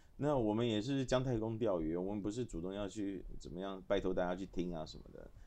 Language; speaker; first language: Chinese; native; Chinese